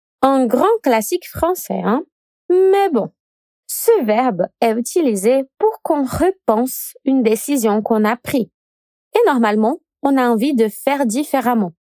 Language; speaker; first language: French; non-native, fluent; Portuguese